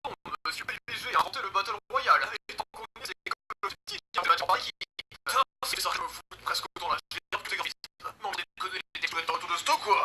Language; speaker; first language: French; native; French